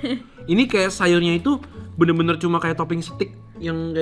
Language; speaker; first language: Indonesian; native; Indonesian